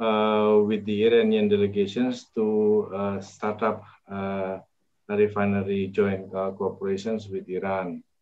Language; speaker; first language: English; non-native, local second language; Indonesian